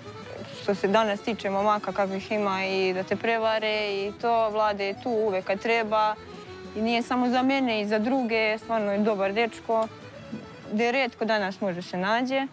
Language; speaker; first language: Serbian; native; Serbian